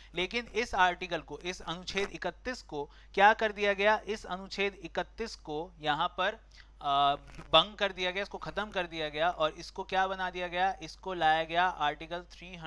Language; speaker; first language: Hindi; native; Hindi